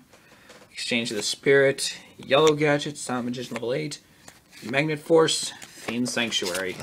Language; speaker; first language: English; native; English